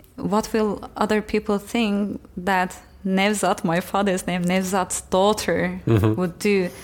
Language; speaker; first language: English; non-native, fluent; Turkish